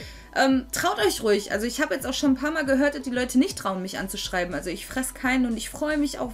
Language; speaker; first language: German; native; German